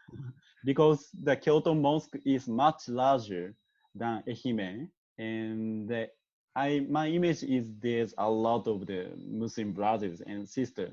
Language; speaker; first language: English; non-native, learner; Japanese